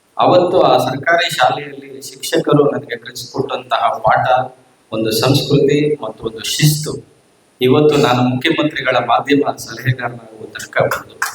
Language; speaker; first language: Kannada; native; Kannada